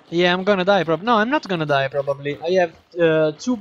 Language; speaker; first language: English; non-native, fluent; Italian